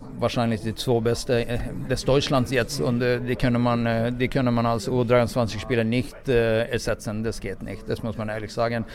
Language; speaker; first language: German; non-native, fluent; Swedish